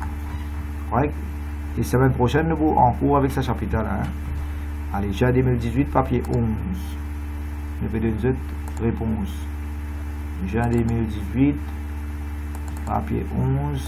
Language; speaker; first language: French; non-native, local second language; Morisyen